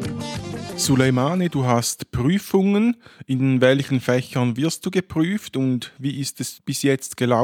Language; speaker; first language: German; native; German